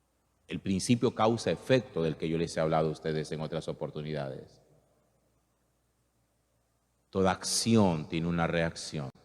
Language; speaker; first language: Spanish; native; Spanish